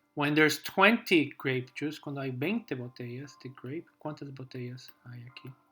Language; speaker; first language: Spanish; non-native, fluent; English